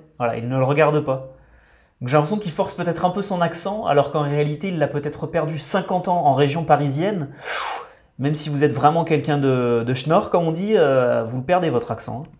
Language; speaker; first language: French; native; French